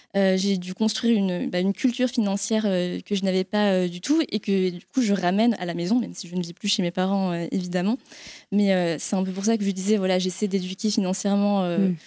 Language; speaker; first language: French; native; French